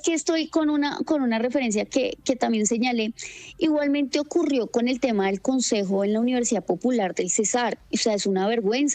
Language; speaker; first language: Spanish; native; Spanish